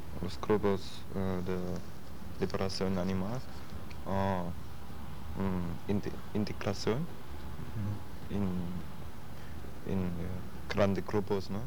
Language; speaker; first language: Spanish; non-native, learner; German